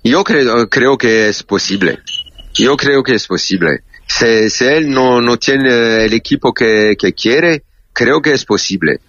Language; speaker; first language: Spanish; non-native, learner; French